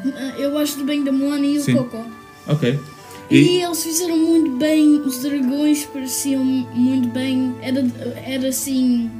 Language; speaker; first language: Portuguese; early bilingual, heritage; Portuguese